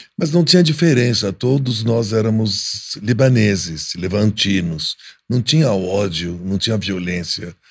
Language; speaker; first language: Portuguese; non-native, fluent; Arabic